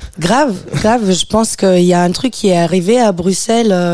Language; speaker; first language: French; early bilingual, other home language; Portuguese